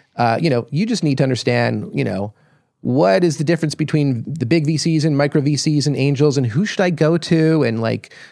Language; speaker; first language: English; native; English